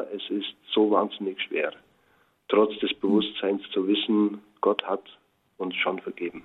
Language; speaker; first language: German; native; German